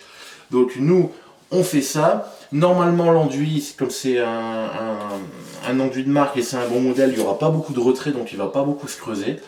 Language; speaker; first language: French; native; French